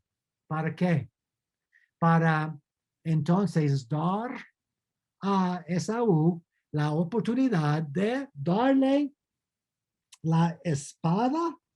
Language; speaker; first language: Spanish; non-native, fluent; English